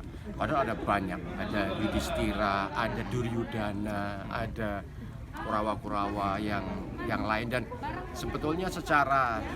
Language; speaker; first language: Indonesian; native; Indonesian